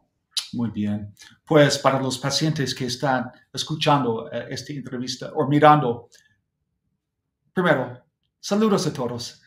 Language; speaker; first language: Spanish; non-native, fluent; English